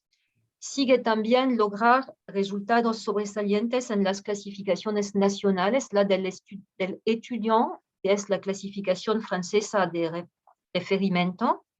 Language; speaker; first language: Spanish; non-native, fluent; French